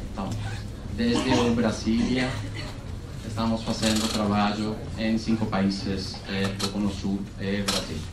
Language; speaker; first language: Portuguese; non-native, fluent; Spanish